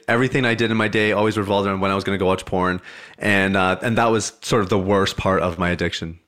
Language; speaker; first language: English; early bilingual, other home language; Hindi